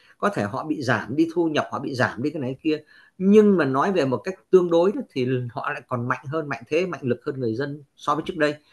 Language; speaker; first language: Vietnamese; native; Vietnamese